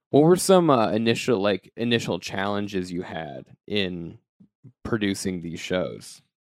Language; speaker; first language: English; native; English